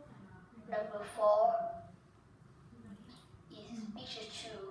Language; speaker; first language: English; non-native, learner; Vietnamese